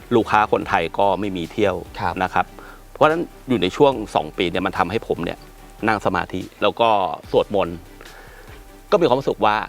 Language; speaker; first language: Thai; native; Thai